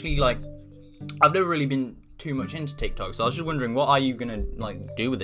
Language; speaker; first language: English; native; English